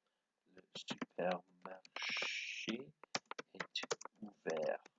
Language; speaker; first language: French; non-native, learner; English